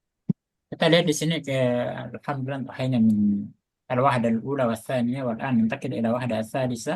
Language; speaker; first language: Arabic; non-native, fluent; Indonesian